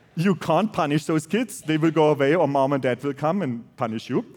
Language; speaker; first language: English; non-native, fluent; German